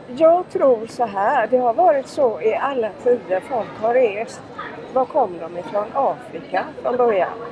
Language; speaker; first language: Swedish; native; Swedish